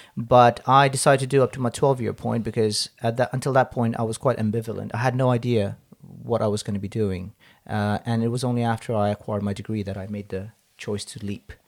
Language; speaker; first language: English; non-native, local second language; Nepali